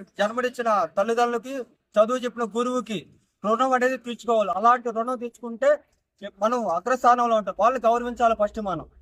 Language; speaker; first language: Telugu; native; Telugu